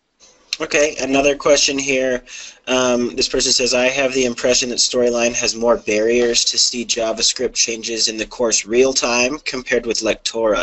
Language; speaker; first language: English; native; English